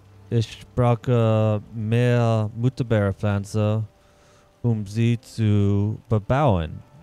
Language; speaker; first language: German; non-native, learner; English